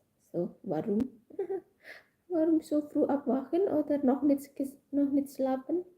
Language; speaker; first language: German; non-native, learner; Indonesian